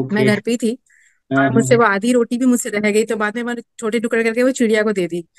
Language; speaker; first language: Hindi; native; Hindi